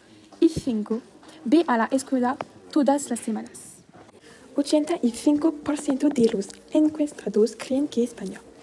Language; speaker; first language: Spanish; non-native, learner; French